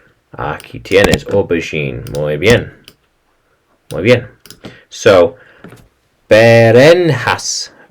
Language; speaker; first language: Spanish; non-native, learner; English